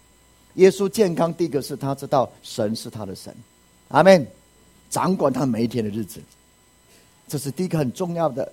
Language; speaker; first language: Chinese; native; Chinese